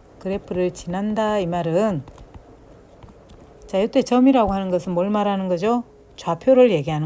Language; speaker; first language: Korean; native; Korean